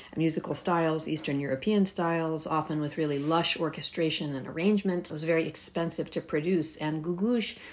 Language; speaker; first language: English; early bilingual, heritage; Persian